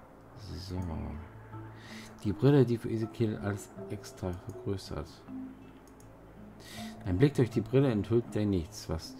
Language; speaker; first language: German; native; German